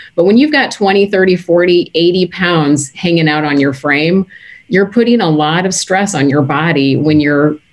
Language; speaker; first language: English; native; English